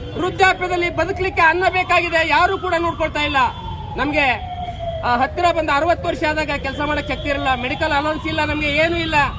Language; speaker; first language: Kannada; native; Kannada